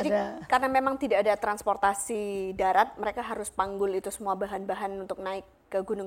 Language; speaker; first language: Indonesian; native; Indonesian